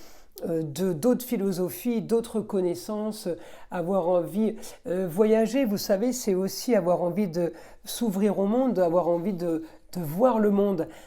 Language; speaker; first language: French; native; French